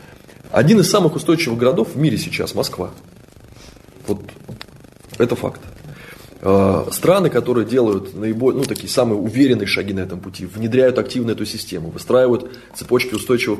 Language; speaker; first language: Russian; native; Russian